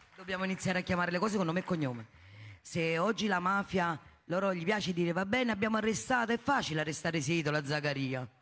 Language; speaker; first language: Italian; native; Italian